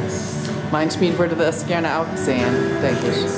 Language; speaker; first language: German; non-native, fluent; English